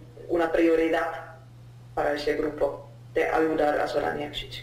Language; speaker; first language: Spanish; non-native, fluent; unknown